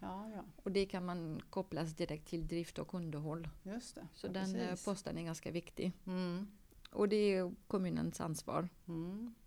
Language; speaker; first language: Swedish; non-native, fluent; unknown